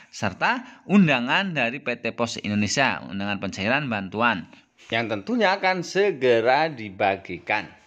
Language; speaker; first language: Indonesian; native; Indonesian